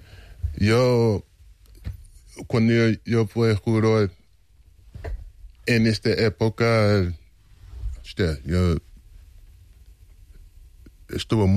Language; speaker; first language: Spanish; non-native, fluent; English